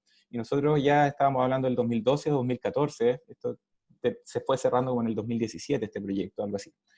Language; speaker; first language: Spanish; native; Spanish